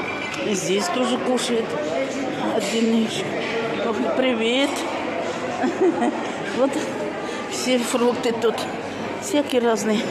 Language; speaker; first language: Russian; non-native, local second language; Tatar